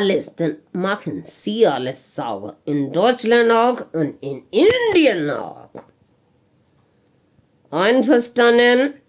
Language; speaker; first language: German; non-native, learner; Hindi